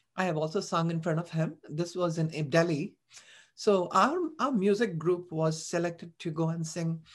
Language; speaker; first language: English; non-native, local second language; Tamil